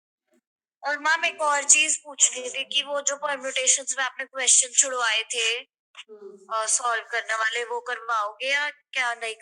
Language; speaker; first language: Hindi; native; Hindi